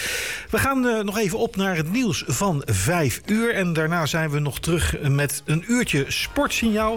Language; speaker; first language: Dutch; native; Dutch